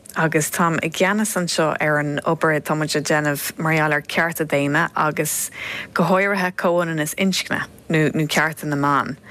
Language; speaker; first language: Irish; non-native, local second language; English